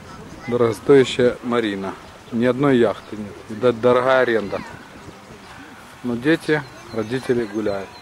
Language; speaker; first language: Russian; native; Russian